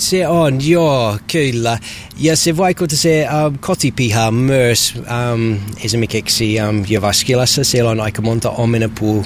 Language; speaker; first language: Finnish; non-native, learner; English